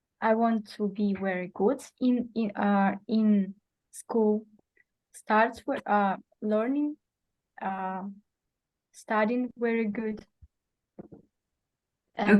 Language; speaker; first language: English; non-native, learner; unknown